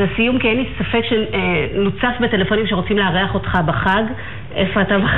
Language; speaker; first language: Hebrew; native; Hebrew